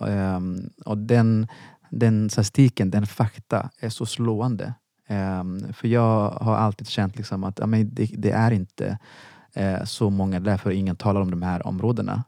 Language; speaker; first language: Swedish; non-native, fluent; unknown